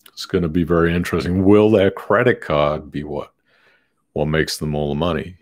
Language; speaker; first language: English; native; English